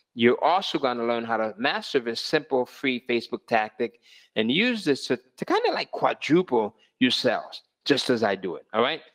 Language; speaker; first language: English; native; English